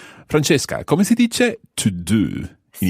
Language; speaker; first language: Italian; non-native, fluent; English